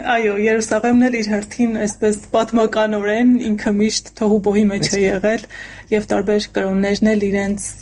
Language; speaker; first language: Armenian; native; Armenian